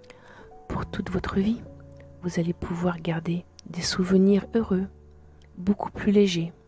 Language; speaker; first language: French; native; French